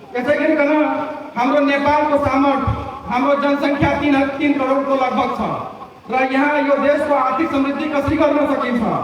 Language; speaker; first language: Nepali; non-native, local second language; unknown